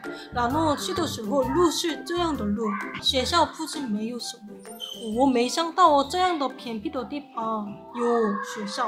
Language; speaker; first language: Chinese; non-native, fluent; Korean